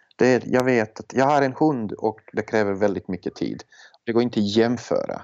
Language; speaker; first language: Swedish; non-native, fluent; Serbian